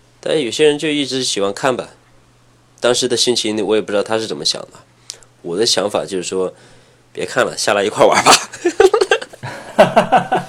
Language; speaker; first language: Chinese; native; Chinese